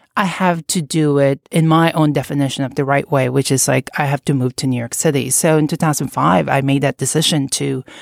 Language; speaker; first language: English; non-native, local second language; Filipino